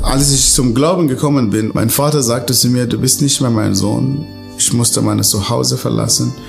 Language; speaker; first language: German; non-native, fluent; Arabic